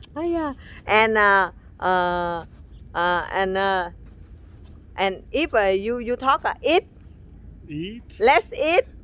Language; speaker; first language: English; non-native, learner; Vietnamese